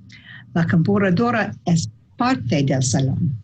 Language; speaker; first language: Spanish; non-native, learner; English